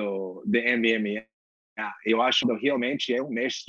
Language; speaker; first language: Portuguese; non-native, learner; English